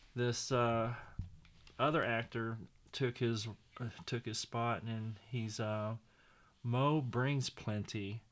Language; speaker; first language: English; native; English